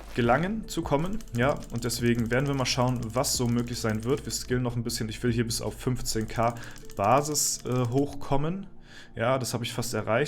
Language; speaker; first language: German; native; German